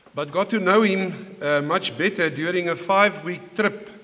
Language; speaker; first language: English; non-native, local second language; Afrikaans